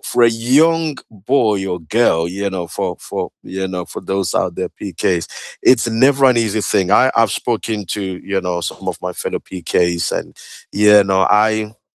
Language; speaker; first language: English; non-native, local second language; Akan